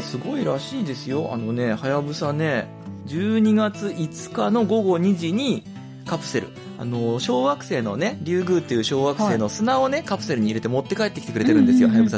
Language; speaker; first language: Japanese; native; Japanese